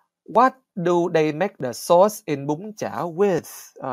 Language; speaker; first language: English; non-native, fluent; Vietnamese